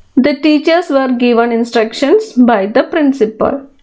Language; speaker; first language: English; non-native, local second language; Malayalam